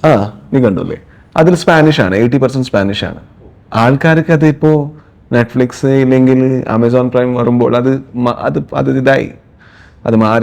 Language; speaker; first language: Malayalam; non-native, learner; Kannada